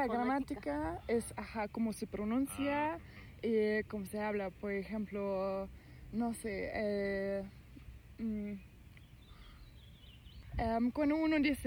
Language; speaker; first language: Spanish; non-native, fluent; German